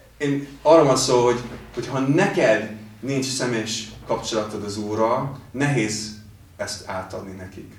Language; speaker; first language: Hungarian; non-native, fluent; English